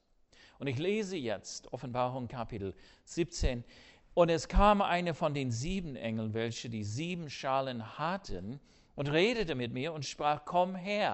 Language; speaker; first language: German; non-native, fluent; English